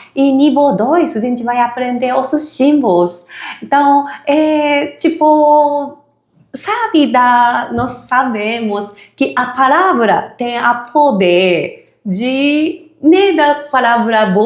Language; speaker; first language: Portuguese; non-native, fluent; Japanese